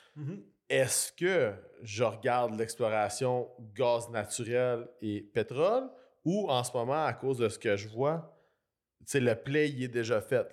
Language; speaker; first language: French; native; French